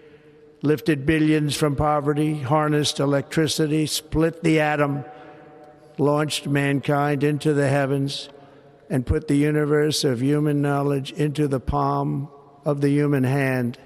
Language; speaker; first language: English; native; English